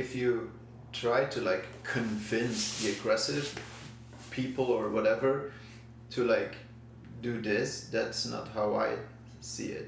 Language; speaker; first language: English; non-native, fluent; Dutch